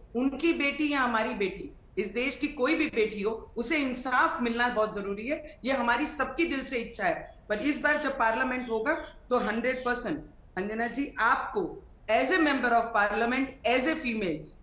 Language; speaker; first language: Hindi; non-native, local second language; Marathi